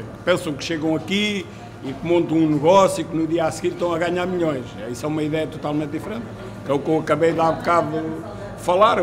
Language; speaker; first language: Portuguese; native; Portuguese